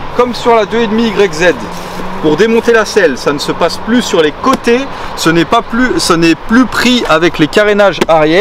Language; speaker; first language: French; native; French